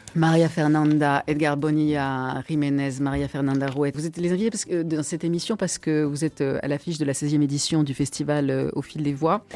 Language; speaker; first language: French; native; French